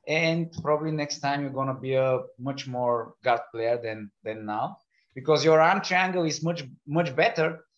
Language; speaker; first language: English; non-native, fluent; Bulgarian